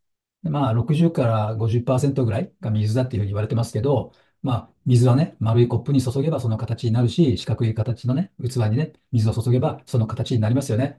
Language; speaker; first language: Japanese; native; Japanese